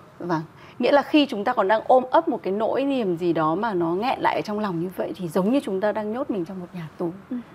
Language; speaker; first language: Vietnamese; native; Vietnamese